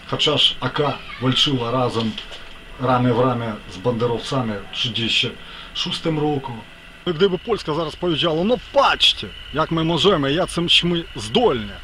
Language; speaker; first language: Polish; non-native, fluent; Ukrainian